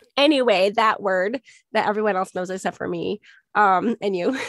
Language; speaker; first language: English; native; English